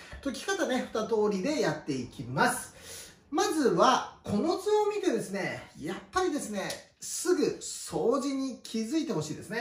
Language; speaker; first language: Japanese; native; Japanese